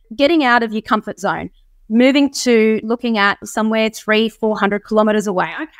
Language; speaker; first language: English; native; English